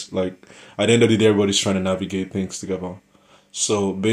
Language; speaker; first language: English; non-native, local second language; Yoruba